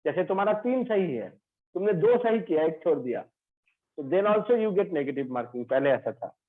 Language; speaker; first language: Hindi; non-native, local second language; Bangla